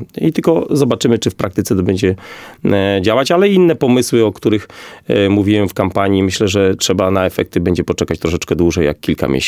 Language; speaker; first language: Polish; native; Polish